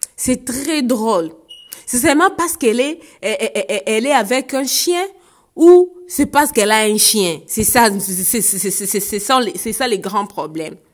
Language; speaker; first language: French; non-native, local second language; Lingala